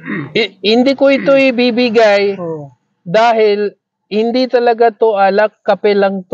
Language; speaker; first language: Filipino; non-native, learner; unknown